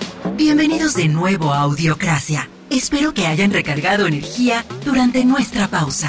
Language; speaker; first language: Spanish; native; Spanish